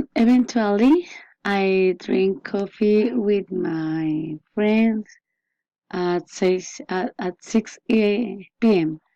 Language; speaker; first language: English; non-native, learner; Spanish